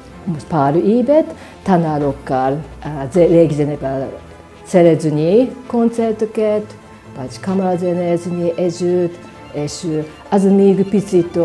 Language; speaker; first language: Hungarian; non-native, learner; Japanese